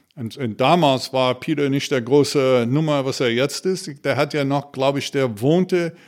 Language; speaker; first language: German; non-native, fluent; English